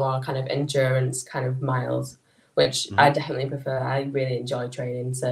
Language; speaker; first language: English; native; English